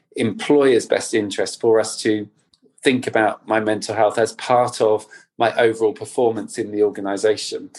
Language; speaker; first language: English; native; English